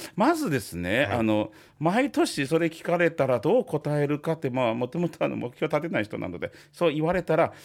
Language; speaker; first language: Japanese; non-native, fluent; Chinese